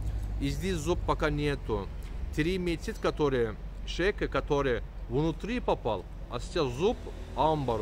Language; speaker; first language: Russian; non-native, learner; Turkish